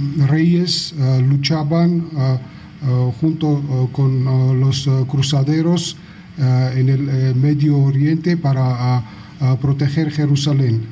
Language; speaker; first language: Spanish; non-native, fluent; Georgian